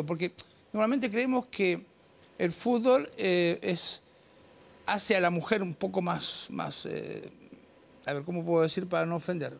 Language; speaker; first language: Spanish; native; Spanish